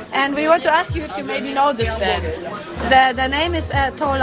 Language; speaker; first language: English; non-native, learner; German